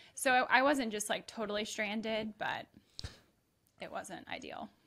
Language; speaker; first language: English; native; English